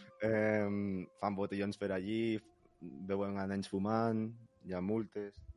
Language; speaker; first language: Catalan; early bilingual, other home language; Spanish